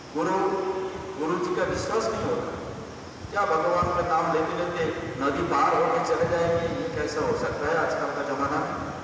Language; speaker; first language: Hindi; non-native, local second language; Bangla